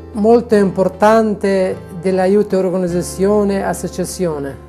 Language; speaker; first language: Italian; non-native, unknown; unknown